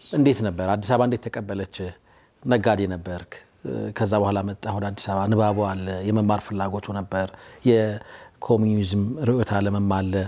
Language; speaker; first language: Amharic; native; Amharic